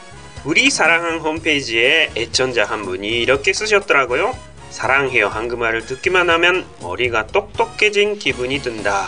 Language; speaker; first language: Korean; non-native, fluent; Japanese